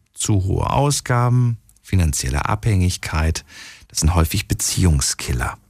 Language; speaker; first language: German; non-native, fluent; Slovak